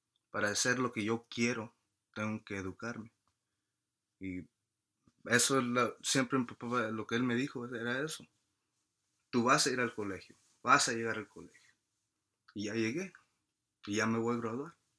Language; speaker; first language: Spanish; early bilingual, heritage; Spanish